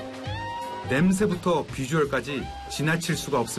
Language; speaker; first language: Korean; native; Korean